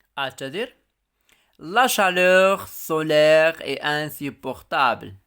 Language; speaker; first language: French; non-native, local second language; Arabic